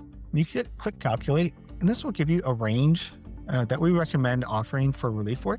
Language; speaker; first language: English; native; English